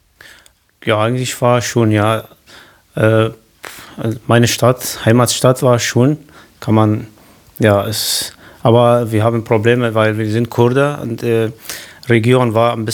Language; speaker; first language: German; non-native, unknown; Kurdish